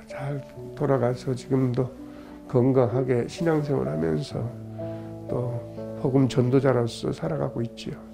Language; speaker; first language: Korean; native; Korean